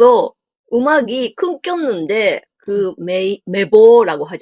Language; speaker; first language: Korean; non-native, learner; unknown